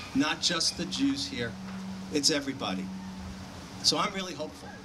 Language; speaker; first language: English; native; English